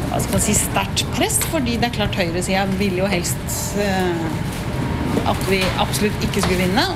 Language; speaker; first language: Norwegian; native; Norwegian